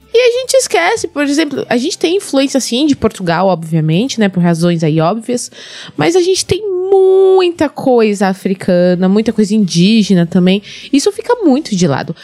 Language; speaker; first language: Portuguese; native; Portuguese